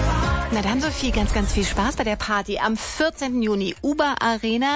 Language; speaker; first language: German; native; German